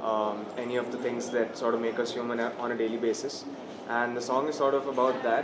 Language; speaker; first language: English; non-native, local second language; Hindi